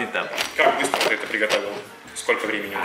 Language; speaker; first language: Russian; native; Russian